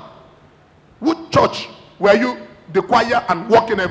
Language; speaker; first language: English; non-native, local second language; Igbo